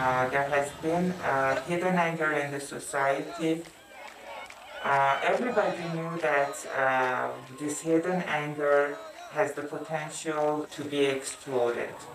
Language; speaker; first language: English; non-native, fluent; Persian